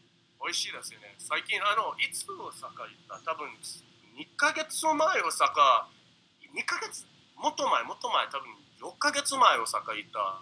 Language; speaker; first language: Japanese; non-native, learner; English